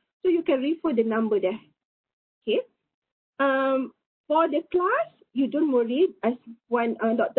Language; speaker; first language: English; non-native, local second language; Malay